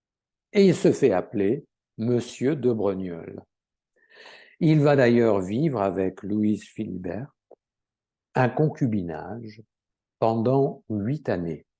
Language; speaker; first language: French; native; French